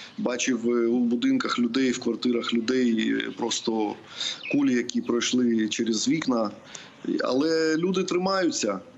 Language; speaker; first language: Ukrainian; non-native, local second language; Russian